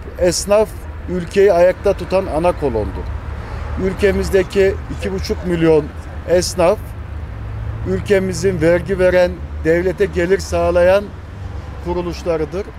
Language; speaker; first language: Turkish; native; Turkish